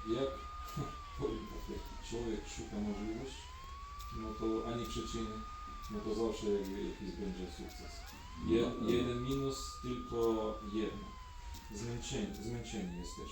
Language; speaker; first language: Polish; non-native, fluent; Ukrainian